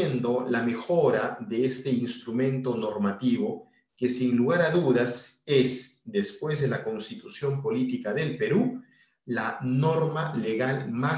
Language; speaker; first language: Spanish; native; Spanish